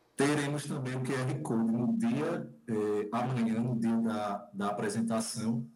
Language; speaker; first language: Portuguese; native; Portuguese